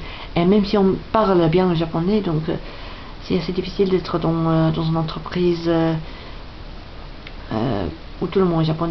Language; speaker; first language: French; non-native, fluent; English